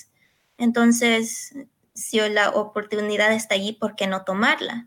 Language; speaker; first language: Spanish; early bilingual, heritage; Spanish